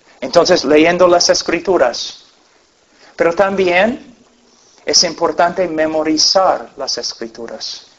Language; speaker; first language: Spanish; non-native, fluent; English